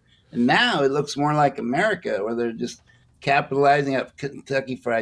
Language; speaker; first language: English; native; English